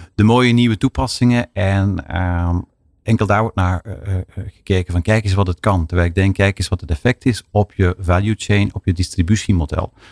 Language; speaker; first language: Dutch; native; Dutch